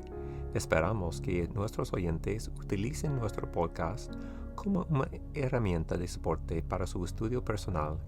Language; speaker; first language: Spanish; non-native, fluent; English